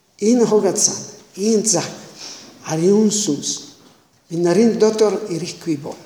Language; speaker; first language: Mongolian; non-native, learner; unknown